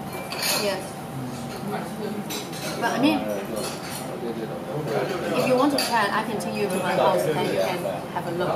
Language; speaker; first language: English; non-native, fluent; Cantonese